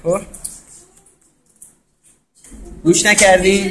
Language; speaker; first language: Persian; native; Persian